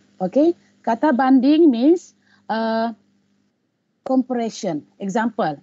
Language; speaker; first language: English; non-native, local second language; Malay